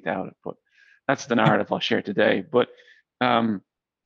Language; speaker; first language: English; native; English